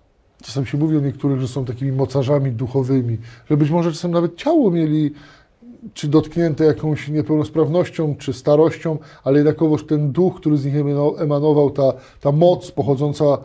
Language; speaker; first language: Polish; native; Polish